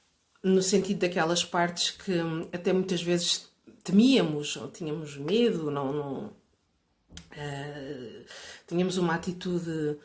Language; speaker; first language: Portuguese; native; Portuguese